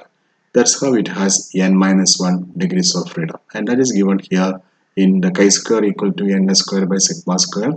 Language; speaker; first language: English; non-native, local second language; Malayalam